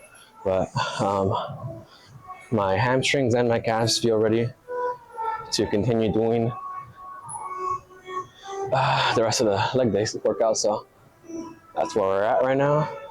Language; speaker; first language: English; native; English